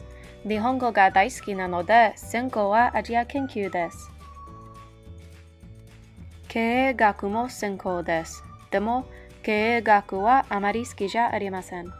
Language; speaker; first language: Japanese; non-native, learner; English